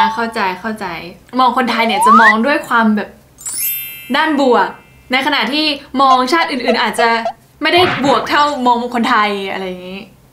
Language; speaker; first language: Thai; native; Thai